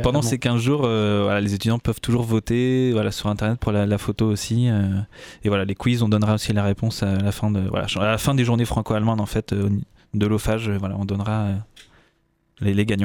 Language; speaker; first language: French; native; French